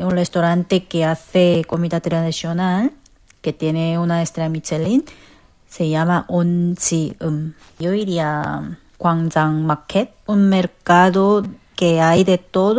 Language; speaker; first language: Spanish; non-native, fluent; Korean